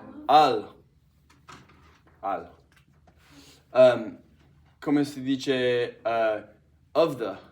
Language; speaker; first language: Italian; non-native, fluent; English